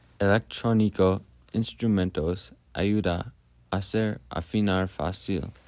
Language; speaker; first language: Spanish; non-native, learner; English